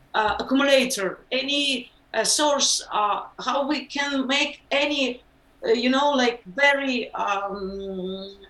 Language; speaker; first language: English; non-native, learner; Ukrainian